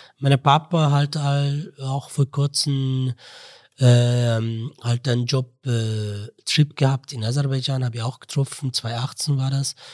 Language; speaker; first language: German; non-native, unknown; Arabic